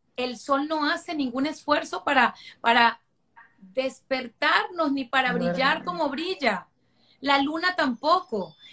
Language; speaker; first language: Spanish; native; Spanish